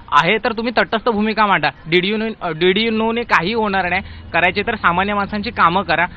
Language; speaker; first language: Marathi; native; Marathi